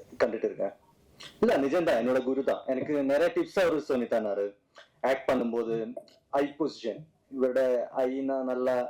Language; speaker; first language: Tamil; non-native, learner; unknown